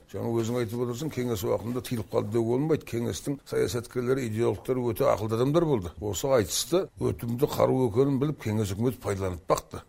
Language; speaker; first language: Kazakh; native; Kazakh